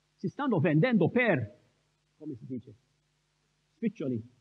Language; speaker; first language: Italian; non-native, fluent; Maltese